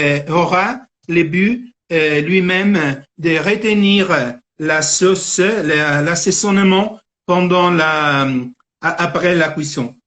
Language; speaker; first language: French; non-native, fluent; Italian